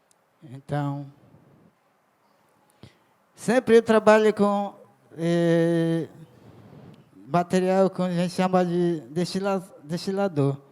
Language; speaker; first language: Portuguese; non-native, local second language; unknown